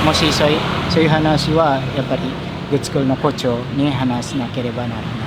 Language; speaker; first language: Japanese; non-native, fluent; Indonesian